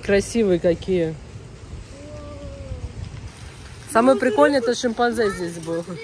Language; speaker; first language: Russian; native; Russian